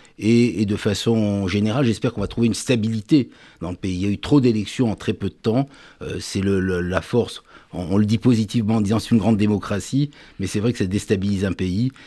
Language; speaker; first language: French; native; French